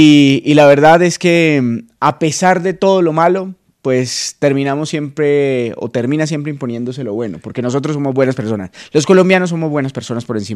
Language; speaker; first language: Spanish; native; Spanish